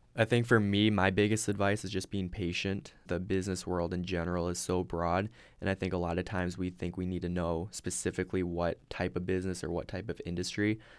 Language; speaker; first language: English; native; English